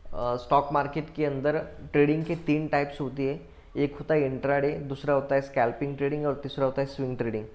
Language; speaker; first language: Hindi; non-native, local second language; Marathi